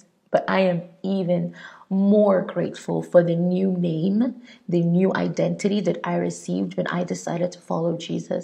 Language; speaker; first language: English; non-native, local second language; Igbo